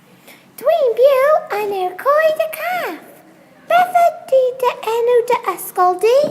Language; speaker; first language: Welsh; non-native, local second language; English